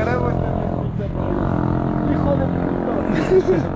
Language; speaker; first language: Spanish; non-native, learner; French